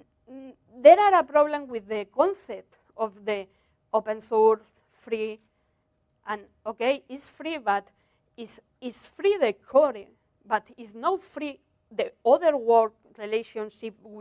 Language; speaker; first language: English; non-native, learner; Spanish